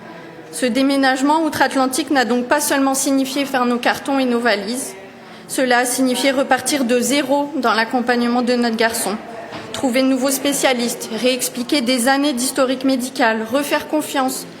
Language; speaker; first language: French; native; French